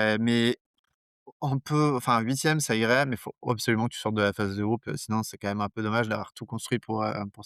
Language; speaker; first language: French; native; French